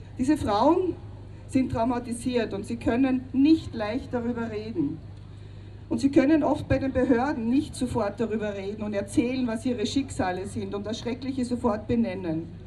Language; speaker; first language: German; native; German